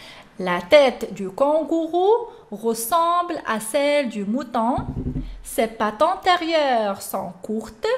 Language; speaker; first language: French; non-native, local second language; Arabic